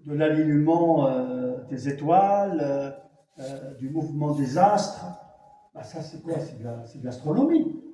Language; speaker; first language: French; non-native, local second language; Arabic